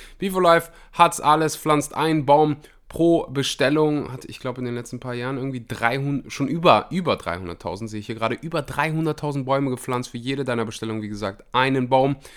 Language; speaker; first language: German; early bilingual, other home language; Russian